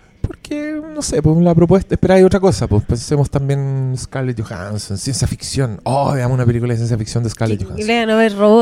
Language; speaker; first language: Spanish; native; Spanish